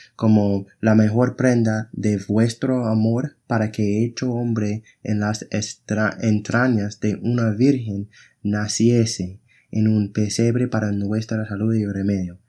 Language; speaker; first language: Spanish; non-native, fluent; English